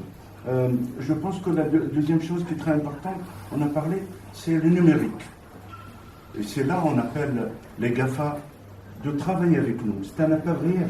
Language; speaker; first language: French; non-native, fluent; Arabic